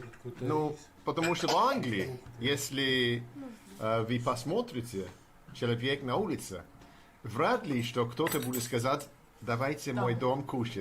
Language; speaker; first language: Russian; non-native, learner; English